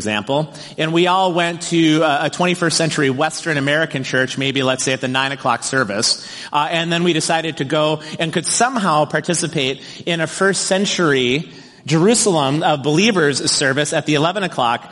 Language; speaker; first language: English; native; English